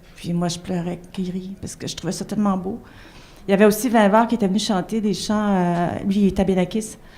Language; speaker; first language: French; native; French